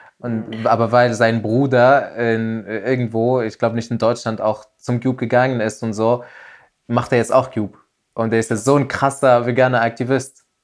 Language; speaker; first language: German; non-native, fluent; Arabic